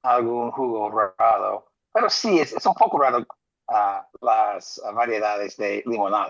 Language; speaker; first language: Spanish; non-native, fluent; English